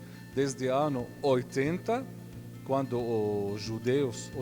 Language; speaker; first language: Portuguese; non-native, fluent; Arabic